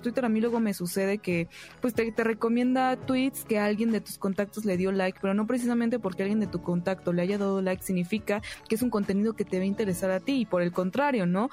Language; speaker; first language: Spanish; native; Spanish